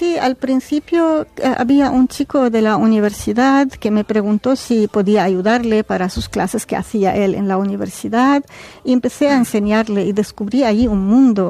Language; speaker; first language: Spanish; non-native, fluent; Arabic